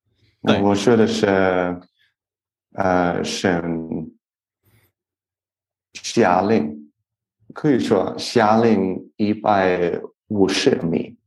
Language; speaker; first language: Chinese; non-native, learner; English